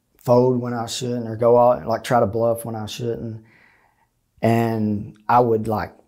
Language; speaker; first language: English; native; English